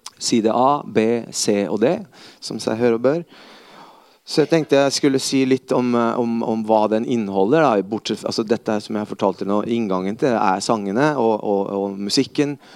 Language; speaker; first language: Norwegian; early bilingual, other home language; Spanish